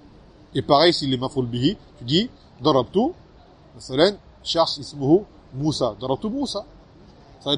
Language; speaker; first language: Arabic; non-native, fluent; French